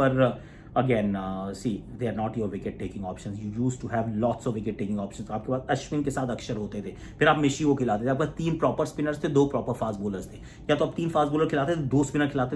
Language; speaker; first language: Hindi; native; Hindi